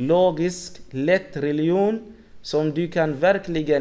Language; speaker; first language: Swedish; non-native, fluent; Arabic